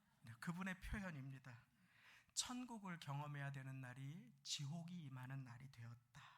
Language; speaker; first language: Korean; native; Korean